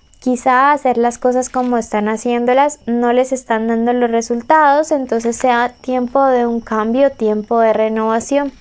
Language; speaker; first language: Spanish; native; Spanish